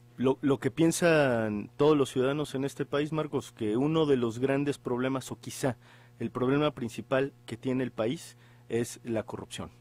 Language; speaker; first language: Spanish; native; Spanish